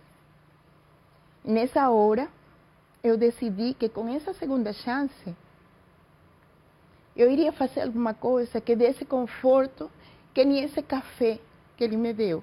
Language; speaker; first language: Portuguese; non-native, fluent; Spanish